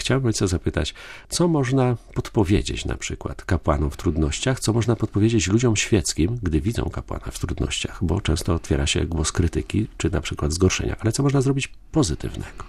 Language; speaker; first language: Polish; native; Polish